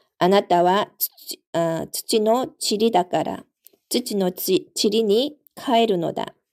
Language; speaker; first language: Japanese; non-native, fluent; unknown